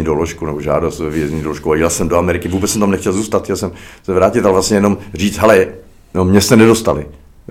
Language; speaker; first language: Czech; native; Czech